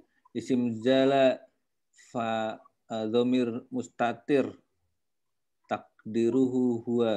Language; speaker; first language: Arabic; non-native, learner; Indonesian